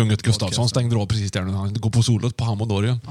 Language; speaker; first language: Swedish; native; Swedish